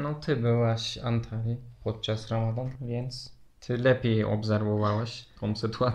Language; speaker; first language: Polish; non-native, learner; Turkish